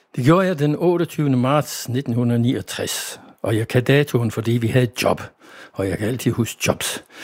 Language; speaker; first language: Danish; non-native, fluent; English